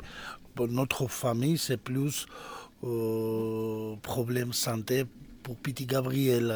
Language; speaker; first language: French; non-native, learner; Georgian